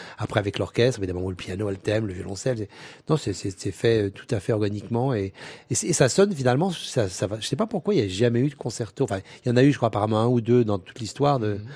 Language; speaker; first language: French; native; French